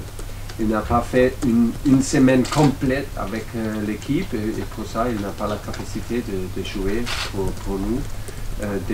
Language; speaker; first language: French; non-native, learner; German